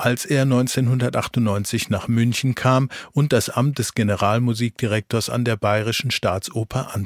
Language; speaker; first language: German; native; German